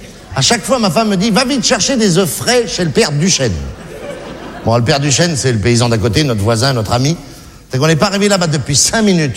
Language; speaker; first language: French; native; French